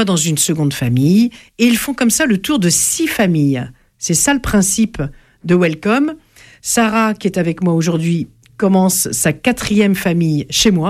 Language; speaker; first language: French; native; French